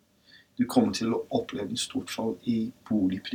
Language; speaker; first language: Norwegian; non-native, fluent; English